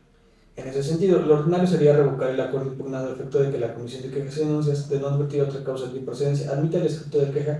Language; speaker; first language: Spanish; native; Spanish